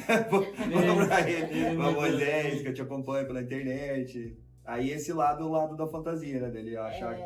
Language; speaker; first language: Portuguese; native; Portuguese